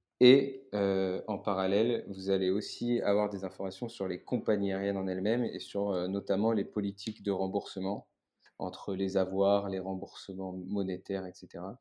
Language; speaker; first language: French; native; French